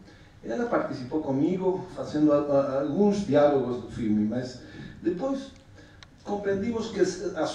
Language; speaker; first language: Portuguese; non-native, fluent; Spanish